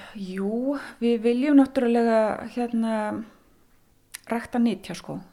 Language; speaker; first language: Icelandic; native; Icelandic